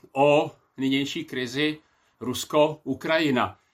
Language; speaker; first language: Czech; native; Czech